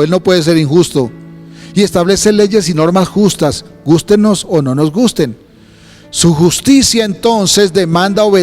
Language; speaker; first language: Spanish; native; Spanish